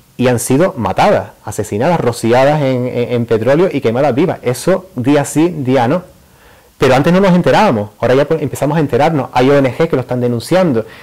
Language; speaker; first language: Spanish; native; Spanish